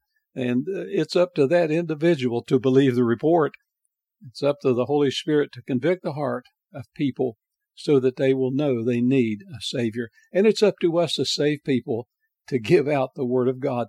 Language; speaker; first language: English; native; English